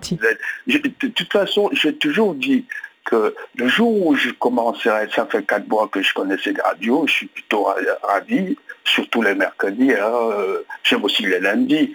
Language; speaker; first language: French; native; French